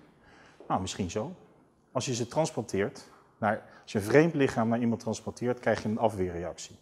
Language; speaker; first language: Dutch; native; Dutch